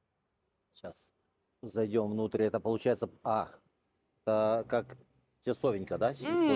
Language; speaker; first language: Russian; native; Russian